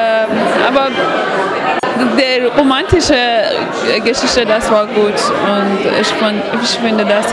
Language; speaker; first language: German; non-native, learner; Persian